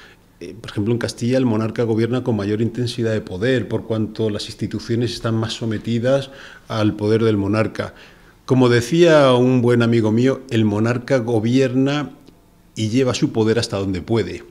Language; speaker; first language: Spanish; native; Spanish